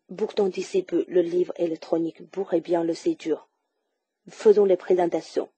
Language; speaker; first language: French; non-native, fluent; Chinese